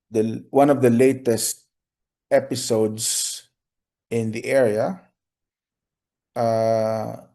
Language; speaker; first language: English; non-native, local second language; Filipino